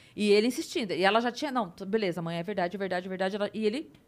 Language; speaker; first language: Portuguese; native; Portuguese